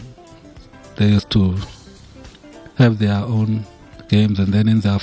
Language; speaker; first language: English; non-native, local second language; Zulu